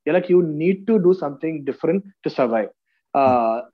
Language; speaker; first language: English; non-native, local second language; Malayalam